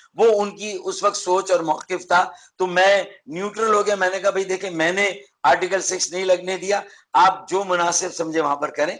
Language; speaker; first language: Urdu; native; Urdu